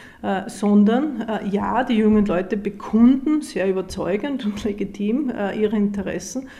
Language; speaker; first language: German; native; German